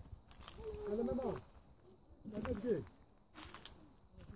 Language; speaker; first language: English; non-native, learner; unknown